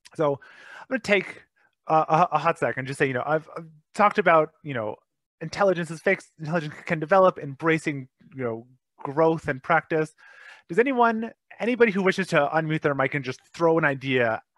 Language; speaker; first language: English; native; English